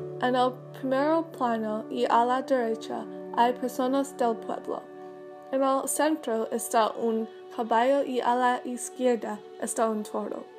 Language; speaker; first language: Spanish; non-native, learner; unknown